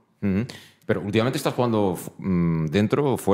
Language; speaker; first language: Spanish; native; Spanish